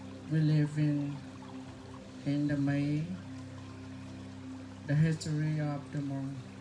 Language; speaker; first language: English; non-native, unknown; Vietnamese